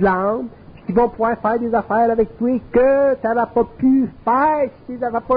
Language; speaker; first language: French; native; French